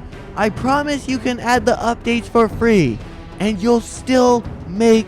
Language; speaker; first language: English; native; English